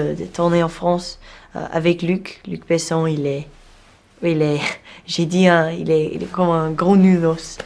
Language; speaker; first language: French; non-native, learner; English